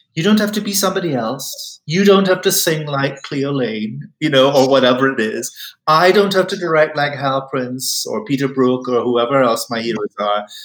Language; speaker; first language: English; native; English